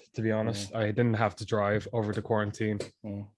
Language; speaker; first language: English; native; English